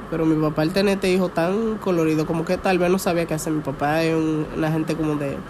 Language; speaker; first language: Spanish; early bilingual, heritage; Spanish